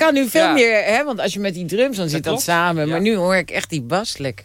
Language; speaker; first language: Dutch; native; Dutch